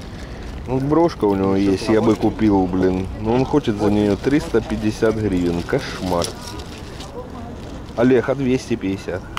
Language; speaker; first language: Russian; native; Russian